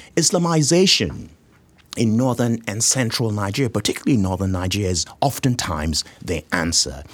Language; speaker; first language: English; non-native, local second language; Yoruba